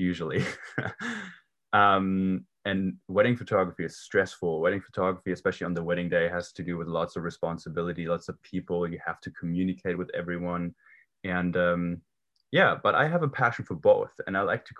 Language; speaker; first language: English; non-native, fluent; German